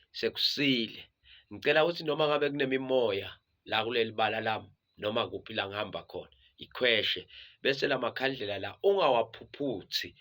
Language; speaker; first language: Zulu; non-native, local second language; Swati